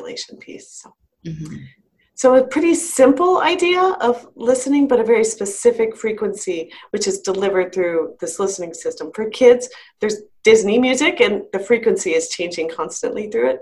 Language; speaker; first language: English; native; English